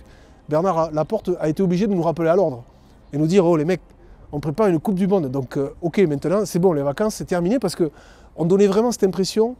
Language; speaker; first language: French; native; French